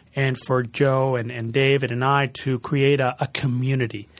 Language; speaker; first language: English; early bilingual, other home language; Spanish